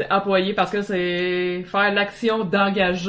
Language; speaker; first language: French; native; French